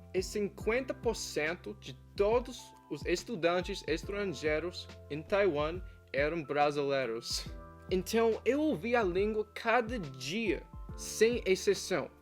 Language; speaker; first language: Portuguese; non-native, fluent; English